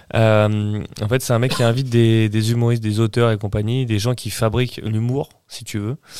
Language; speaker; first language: French; early bilingual, other home language; Portuguese